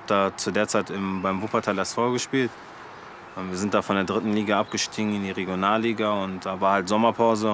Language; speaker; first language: German; early bilingual, other home language; French